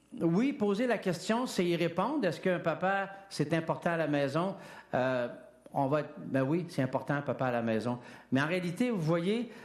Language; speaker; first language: French; native; French